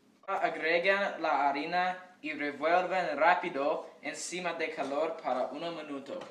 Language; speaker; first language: Spanish; non-native, learner; English